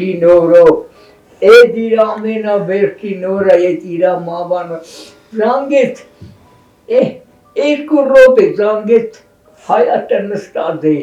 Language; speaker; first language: Armenian; native; Armenian